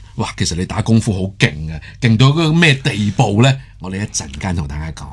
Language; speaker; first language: Cantonese; native; Cantonese